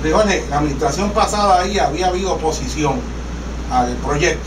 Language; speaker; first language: Spanish; native; Spanish